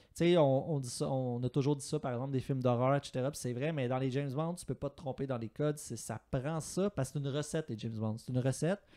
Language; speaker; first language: French; native; French